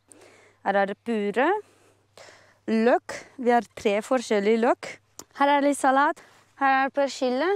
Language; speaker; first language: Norwegian; non-native, fluent; Romanian